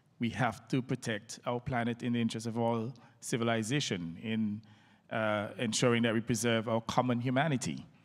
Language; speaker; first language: English; native; English